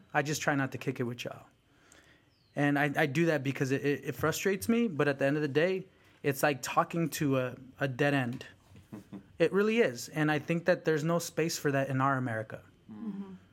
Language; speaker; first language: English; early bilingual, other home language; Spanish